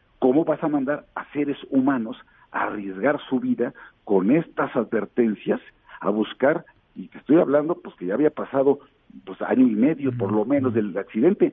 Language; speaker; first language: Spanish; native; Spanish